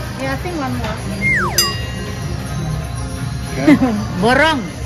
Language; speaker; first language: English; non-native, learner; Indonesian